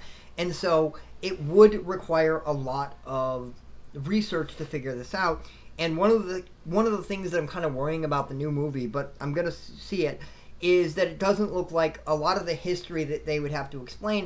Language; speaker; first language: English; native; English